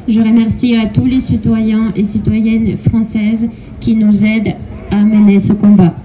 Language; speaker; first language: French; non-native, fluent; Ukrainian